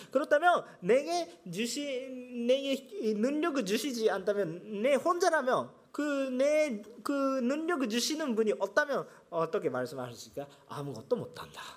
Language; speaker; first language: Korean; non-native, fluent; Japanese